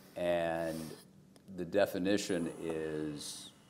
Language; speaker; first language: English; native; English